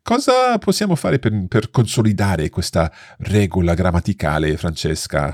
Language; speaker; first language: Italian; non-native, fluent; English